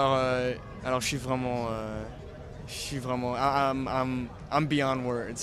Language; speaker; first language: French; early bilingual, heritage; English